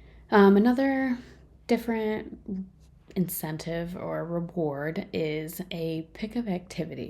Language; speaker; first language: English; native; English